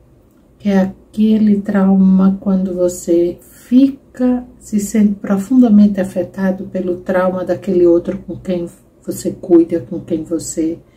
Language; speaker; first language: Portuguese; native; Portuguese